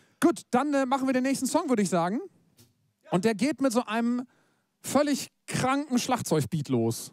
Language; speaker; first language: German; native; German